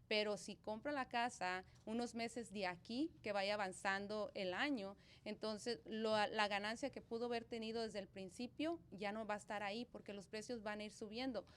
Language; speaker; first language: Spanish; early bilingual, other home language; English